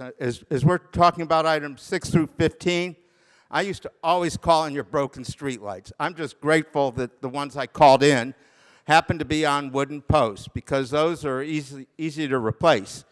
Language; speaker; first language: English; native; English